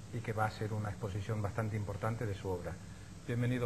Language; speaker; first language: Spanish; native; Spanish